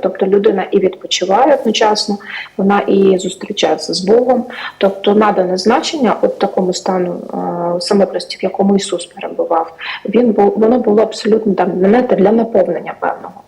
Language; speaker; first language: Ukrainian; native; Ukrainian